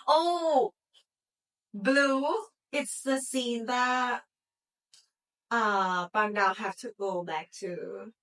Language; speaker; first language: English; non-native, learner; Thai